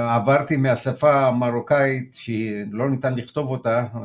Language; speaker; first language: Hebrew; early bilingual, other home language; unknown